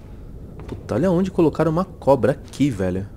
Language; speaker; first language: Portuguese; native; Portuguese